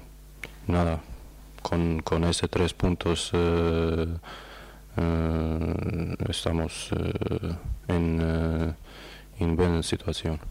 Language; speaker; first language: Spanish; non-native, learner; Croatian